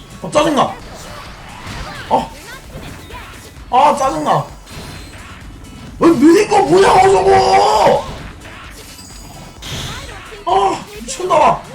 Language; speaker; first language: Korean; native; Korean